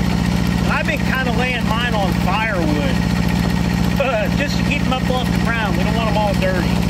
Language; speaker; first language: English; native; English